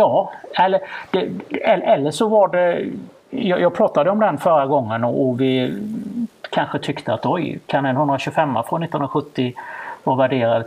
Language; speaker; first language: Swedish; native; Swedish